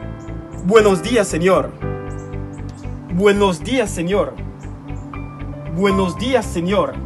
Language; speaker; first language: Spanish; non-native, fluent; Haitian Creole